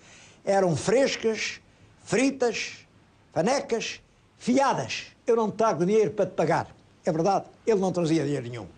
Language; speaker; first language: Portuguese; native; Portuguese